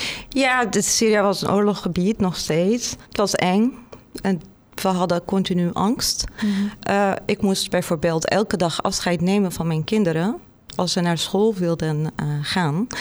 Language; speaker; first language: Dutch; non-native, fluent; Arabic